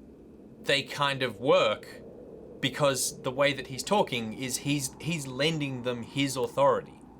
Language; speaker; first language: English; native; English